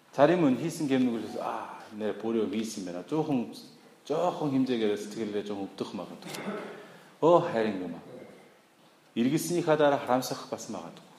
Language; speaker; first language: Mongolian; non-native, fluent; Korean